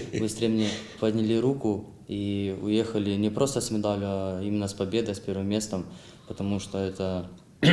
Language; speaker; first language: Russian; non-native, local second language; Ukrainian